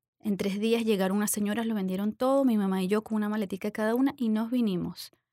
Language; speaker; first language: Spanish; native; Spanish